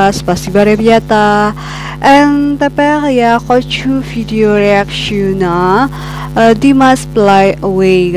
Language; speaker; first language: Russian; non-native, learner; Indonesian